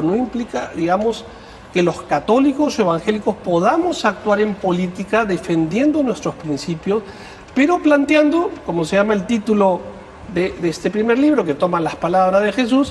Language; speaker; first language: Spanish; native; Spanish